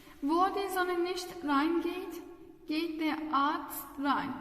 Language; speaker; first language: German; non-native, fluent; Turkish